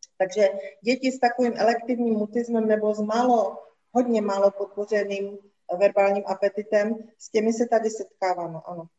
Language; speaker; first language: Czech; native; Czech